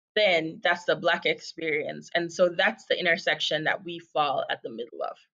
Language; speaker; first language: English; native; English